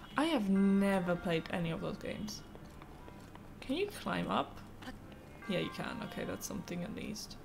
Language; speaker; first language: English; non-native, fluent; German